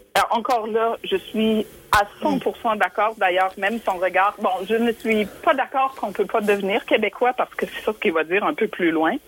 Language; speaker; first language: French; non-native, fluent; German